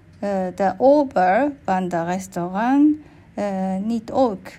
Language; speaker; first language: Dutch; non-native, learner; English